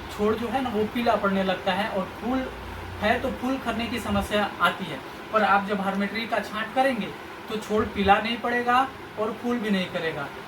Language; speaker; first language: Hindi; native; Hindi